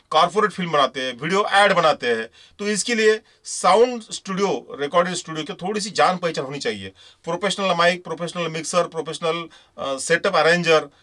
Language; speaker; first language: Hindi; non-native, local second language; Marathi